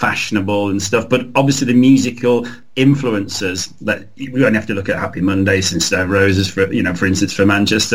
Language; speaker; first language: English; native; English